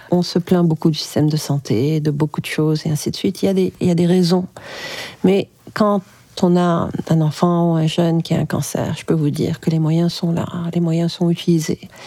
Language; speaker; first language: French; early bilingual, other home language; Arabic